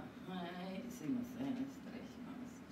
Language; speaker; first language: Japanese; non-native, fluent; Filipino